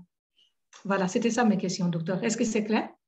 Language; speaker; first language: French; native; French